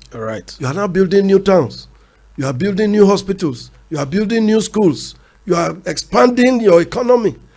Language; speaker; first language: Nigerian Pidgin; non-native, local second language; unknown